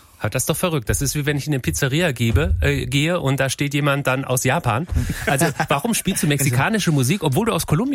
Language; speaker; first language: German; native; German